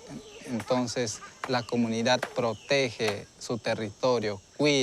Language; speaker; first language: Spanish; non-native, local second language; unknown